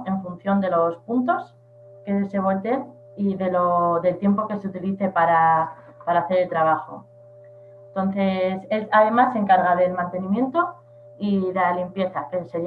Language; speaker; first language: Spanish; native; Spanish